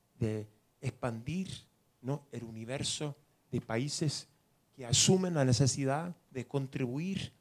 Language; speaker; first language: Spanish; non-native, fluent; English